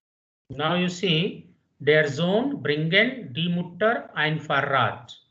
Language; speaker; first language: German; non-native, fluent; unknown